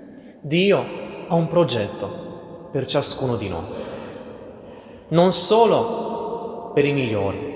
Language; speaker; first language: Italian; non-native, fluent; Portuguese